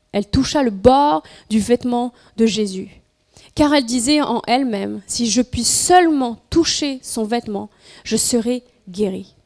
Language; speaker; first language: French; non-native, fluent; Spanish